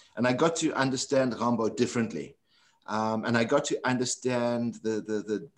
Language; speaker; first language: English; non-native, local second language; Afrikaans